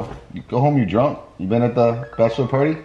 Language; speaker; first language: English; native; English